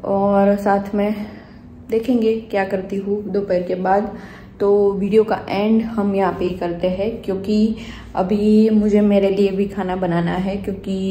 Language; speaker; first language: Hindi; non-native, local second language; Gujarati